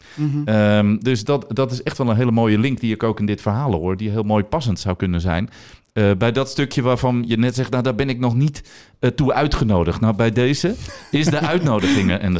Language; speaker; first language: Dutch; native; Dutch